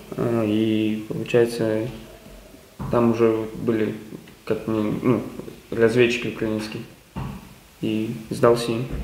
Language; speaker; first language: Russian; native; Russian